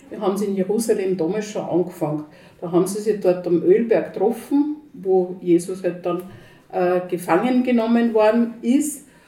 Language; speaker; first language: German; native; German